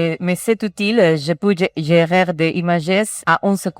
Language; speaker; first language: French; non-native, learner; Spanish